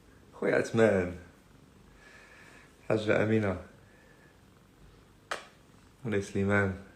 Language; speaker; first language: Arabic; native; Arabic